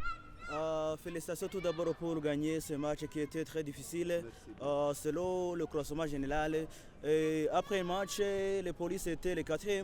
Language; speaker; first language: French; non-native, local second language; Kinyarwanda